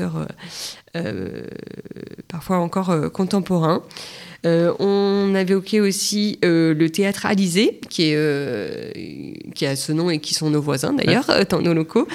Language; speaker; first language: French; native; French